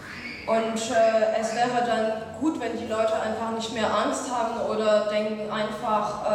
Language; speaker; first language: German; non-native, fluent; French